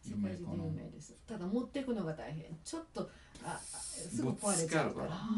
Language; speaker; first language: Japanese; native; Japanese